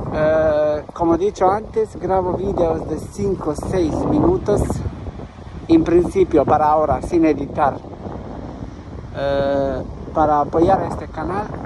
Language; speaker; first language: Spanish; non-native, learner; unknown